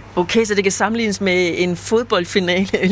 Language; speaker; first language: Danish; native; Danish